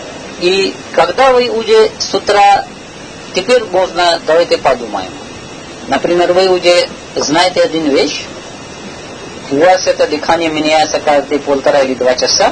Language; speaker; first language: Russian; non-native, learner; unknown